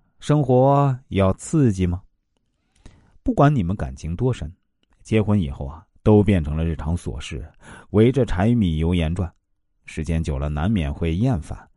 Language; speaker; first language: Chinese; native; Chinese